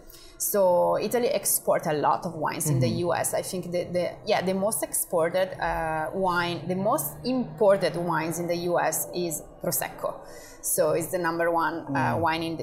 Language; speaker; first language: English; non-native, fluent; Italian